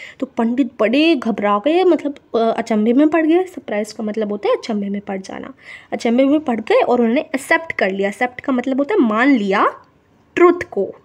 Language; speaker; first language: Hindi; native; Hindi